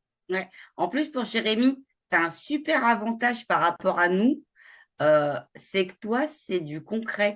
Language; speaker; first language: French; native; French